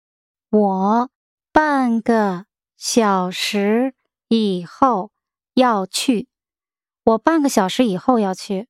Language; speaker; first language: Chinese; non-native, learner; English